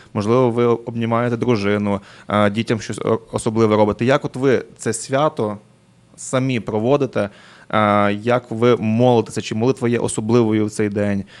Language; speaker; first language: Ukrainian; native; Ukrainian